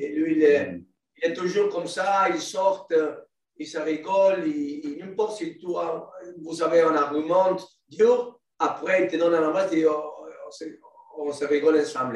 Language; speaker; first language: French; non-native, learner; Spanish